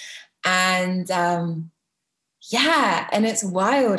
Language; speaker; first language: English; native; English